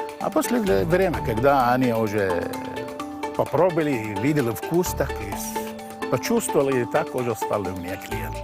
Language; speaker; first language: Ukrainian; non-native, learner; Arabic